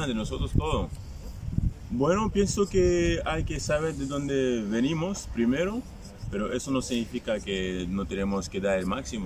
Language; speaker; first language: Spanish; non-native, fluent; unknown